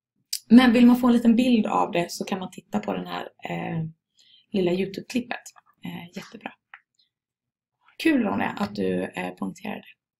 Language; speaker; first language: Swedish; native; Swedish